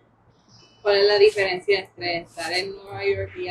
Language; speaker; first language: Spanish; early bilingual, heritage; English